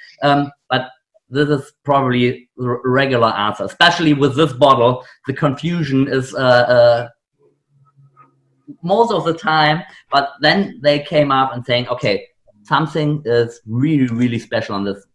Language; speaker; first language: English; non-native, fluent; German